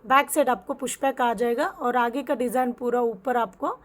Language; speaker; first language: Hindi; non-native, local second language; Telugu